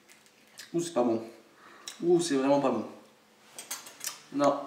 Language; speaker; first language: French; non-native, learner; English